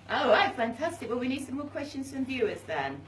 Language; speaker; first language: English; native; English